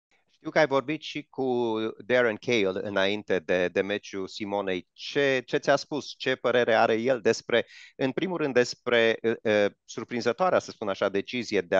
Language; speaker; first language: Romanian; native; Romanian